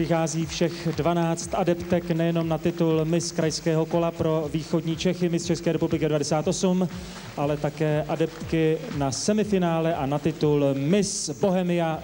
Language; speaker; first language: Czech; native; Czech